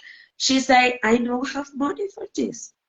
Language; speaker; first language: English; non-native, learner; Spanish